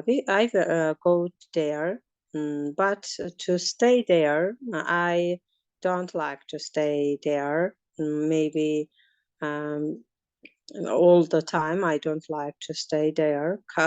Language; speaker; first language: English; non-native, learner; Azerbaijani